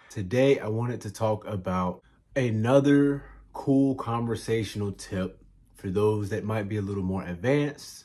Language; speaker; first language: English; native; English